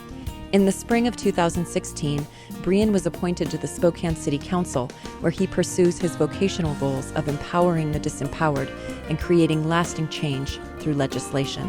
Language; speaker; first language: English; native; English